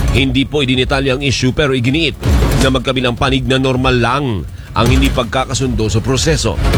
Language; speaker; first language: Filipino; native; Filipino